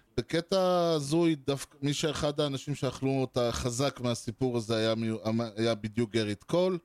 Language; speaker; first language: Hebrew; native; Hebrew